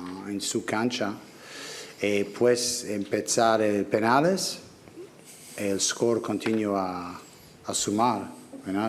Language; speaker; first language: Spanish; non-native, learner; English